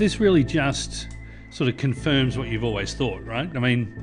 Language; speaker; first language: English; native; English